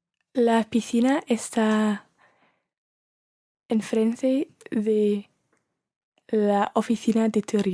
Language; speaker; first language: Spanish; non-native, learner; English